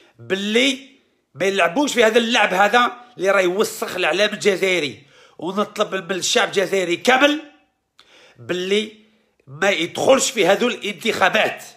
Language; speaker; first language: Arabic; early bilingual, heritage; Arabic